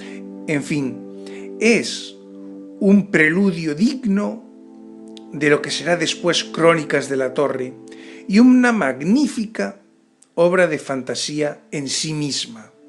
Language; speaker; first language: Spanish; native; Spanish